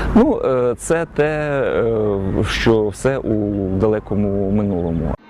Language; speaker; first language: Ukrainian; native; Ukrainian